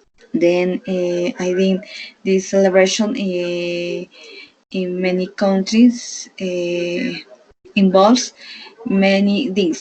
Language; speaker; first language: English; non-native, learner; Spanish